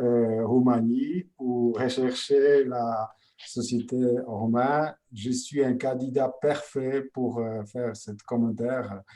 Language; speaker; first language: French; non-native, fluent; Polish